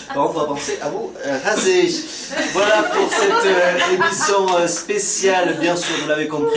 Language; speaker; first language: French; native; French